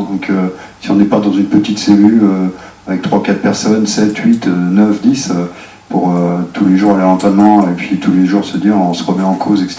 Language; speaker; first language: French; native; French